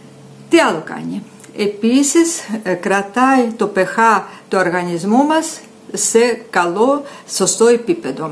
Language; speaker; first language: Greek; non-native, fluent; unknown